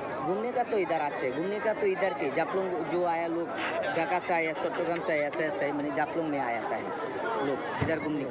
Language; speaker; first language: Hindi; non-native, learner; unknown